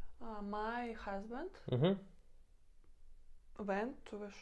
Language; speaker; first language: English; non-native, learner; Russian